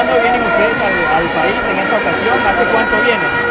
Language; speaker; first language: Spanish; native; Spanish